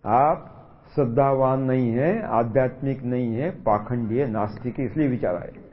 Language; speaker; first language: Hindi; non-native, local second language; Marathi